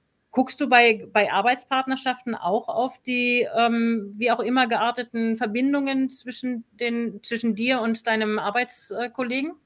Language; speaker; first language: German; native; German